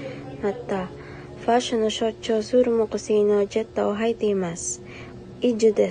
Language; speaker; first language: Japanese; non-native, learner; Filipino